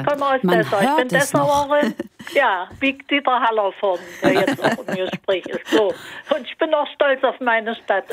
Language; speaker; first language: German; native; German